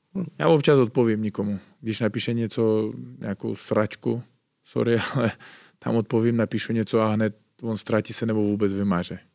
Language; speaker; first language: Czech; non-native, fluent; Uzbek